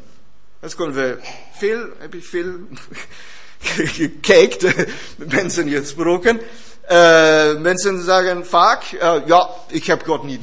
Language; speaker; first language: Dutch; non-native, learner; German